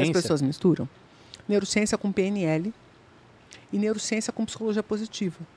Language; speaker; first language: Portuguese; native; Portuguese